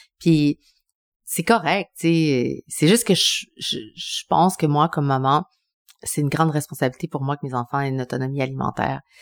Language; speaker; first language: French; early bilingual, other home language; Spanish